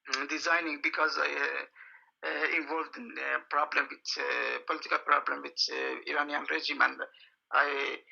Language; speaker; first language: English; non-native, fluent; Persian